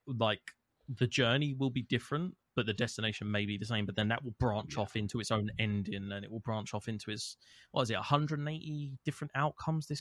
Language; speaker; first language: English; native; English